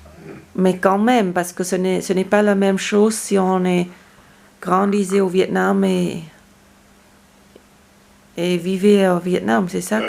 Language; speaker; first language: French; non-native, learner; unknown